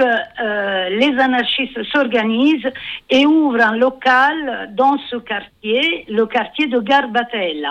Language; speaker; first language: French; non-native, fluent; Italian